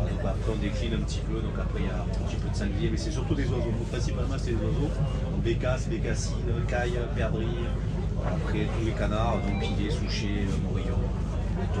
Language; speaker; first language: French; native; French